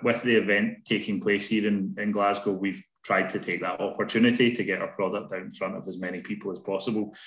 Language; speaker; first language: English; native; English